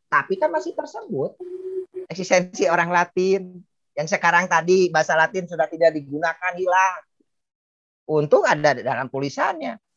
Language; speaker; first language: Indonesian; non-native, local second language; Sundanese